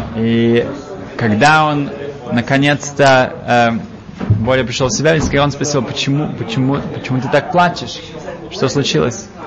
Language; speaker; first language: Russian; early bilingual, heritage; Russian